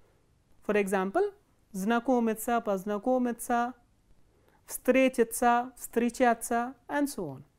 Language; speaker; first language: Russian; non-native, fluent; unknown